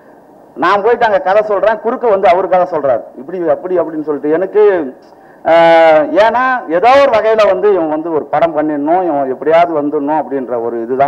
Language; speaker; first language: Tamil; native; Tamil